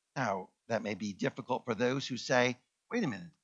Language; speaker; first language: English; native; English